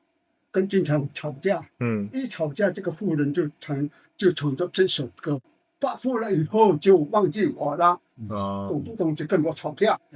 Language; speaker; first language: Chinese; early bilingual, heritage; Chinese